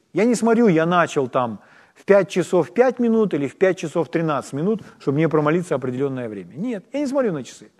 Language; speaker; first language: Russian; non-native, local second language; Ukrainian